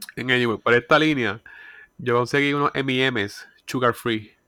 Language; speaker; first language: Spanish; native; Spanish